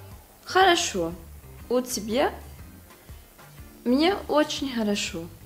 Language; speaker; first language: Russian; non-native, learner; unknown